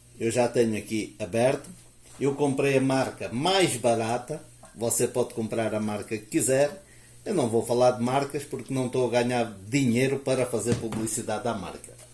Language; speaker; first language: Portuguese; native; Portuguese